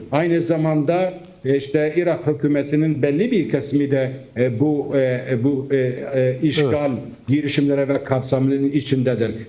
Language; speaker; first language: Turkish; non-native, local second language; Kurdish